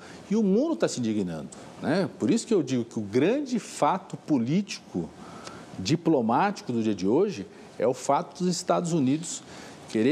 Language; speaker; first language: Portuguese; native; Portuguese